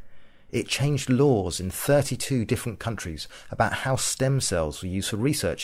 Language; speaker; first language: English; native; English